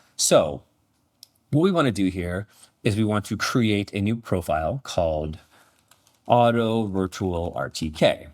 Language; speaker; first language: English; native; English